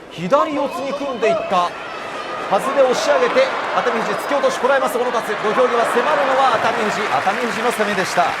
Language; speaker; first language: Japanese; native; Japanese